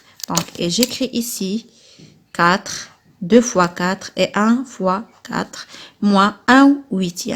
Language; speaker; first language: French; non-native, local second language; Arabic